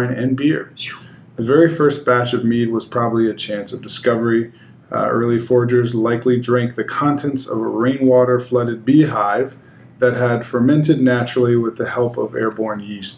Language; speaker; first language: English; native; English